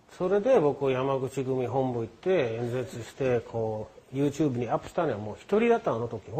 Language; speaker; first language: Japanese; non-native, fluent; English